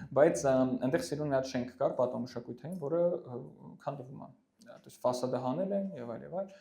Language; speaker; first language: Armenian; early bilingual, heritage; Armenian